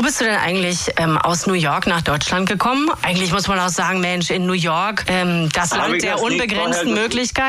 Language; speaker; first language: German; native; German